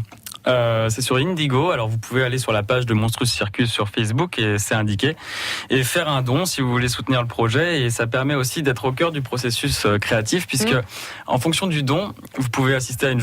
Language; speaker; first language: French; native; French